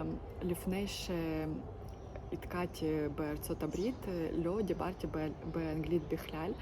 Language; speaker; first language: Hebrew; non-native, learner; Ukrainian